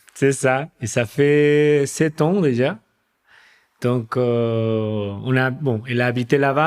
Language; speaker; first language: French; non-native, fluent; Spanish